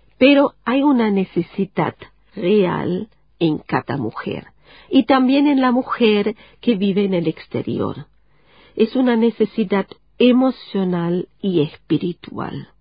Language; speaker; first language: Spanish; non-native, fluent; German